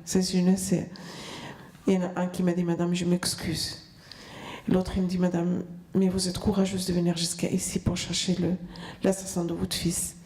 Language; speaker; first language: French; non-native, fluent; Arabic